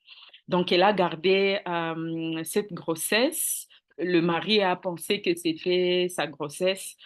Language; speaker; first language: French; non-native, local second language; Swahili